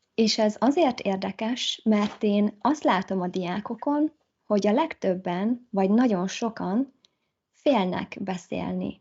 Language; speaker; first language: Hungarian; native; Hungarian